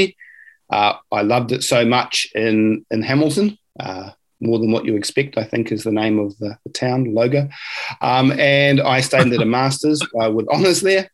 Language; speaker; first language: English; native; English